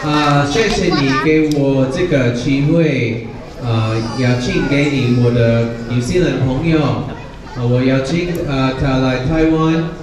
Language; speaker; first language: Chinese; non-native, learner; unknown